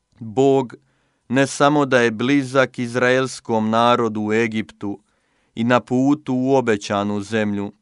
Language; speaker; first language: Croatian; native; Croatian